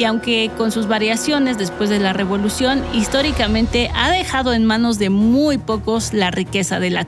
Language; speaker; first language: Spanish; native; Spanish